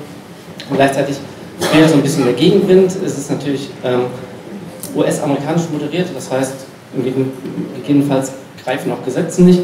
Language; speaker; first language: German; native; German